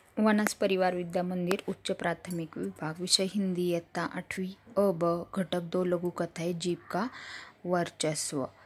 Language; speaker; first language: Hindi; non-native, local second language; Marathi